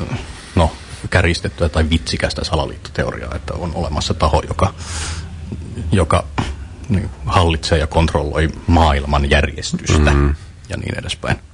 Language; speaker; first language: Finnish; native; Finnish